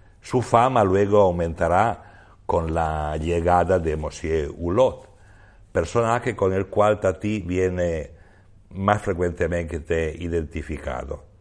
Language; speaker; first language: Spanish; non-native, fluent; Italian